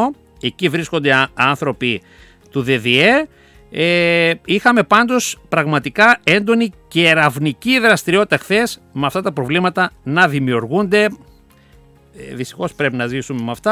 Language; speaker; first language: Greek; native; Greek